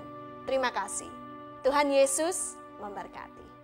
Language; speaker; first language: Indonesian; native; Indonesian